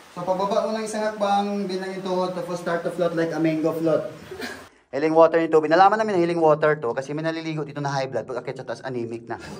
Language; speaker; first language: Filipino; non-native, local second language; Cebuano